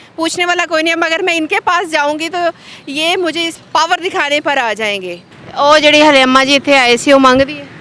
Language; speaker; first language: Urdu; non-native, local second language; Punjabi